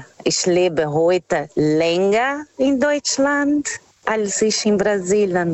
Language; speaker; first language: German; non-native, fluent; Portuguese